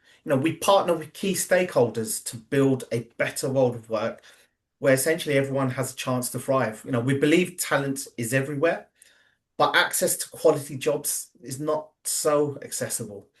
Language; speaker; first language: English; native; English